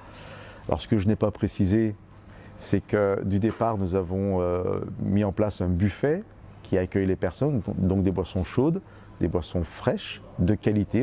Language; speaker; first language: French; native; French